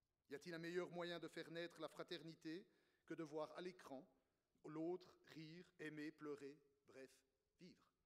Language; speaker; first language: French; native; French